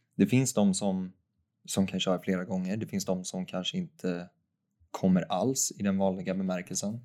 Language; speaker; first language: Swedish; native; Swedish